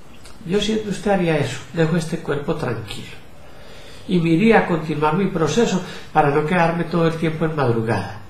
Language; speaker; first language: Spanish; native; Spanish